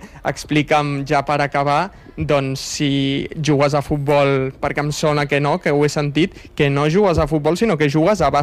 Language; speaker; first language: Catalan; native; Catalan